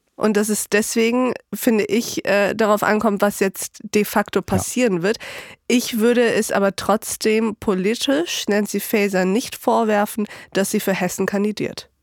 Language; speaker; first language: German; early bilingual, other home language; Turkish